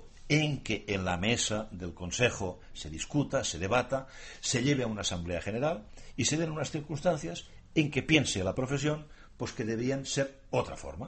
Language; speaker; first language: Spanish; native; Spanish